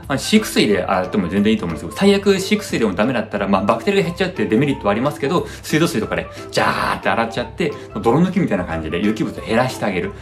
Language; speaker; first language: Japanese; early bilingual, heritage; Japanese